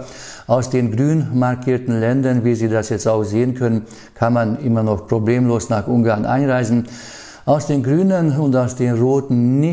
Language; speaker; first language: German; native; German